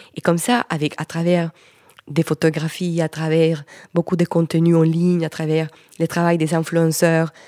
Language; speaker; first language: French; non-native, fluent; Spanish